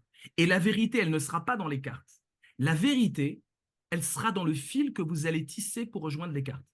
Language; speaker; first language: French; native; French